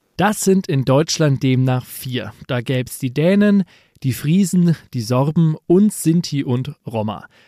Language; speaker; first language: German; native; German